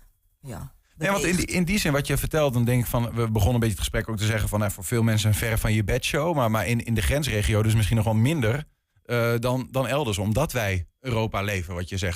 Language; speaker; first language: Dutch; native; Dutch